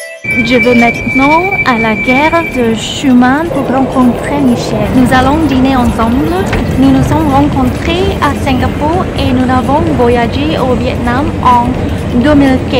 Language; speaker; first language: French; non-native, learner; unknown